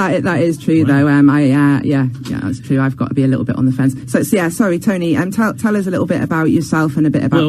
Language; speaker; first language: English; native; English